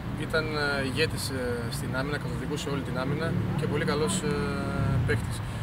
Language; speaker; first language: Greek; early bilingual, heritage; Greek